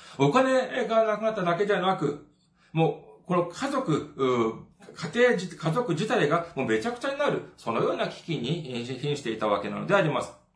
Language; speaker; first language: Japanese; non-native, fluent; Korean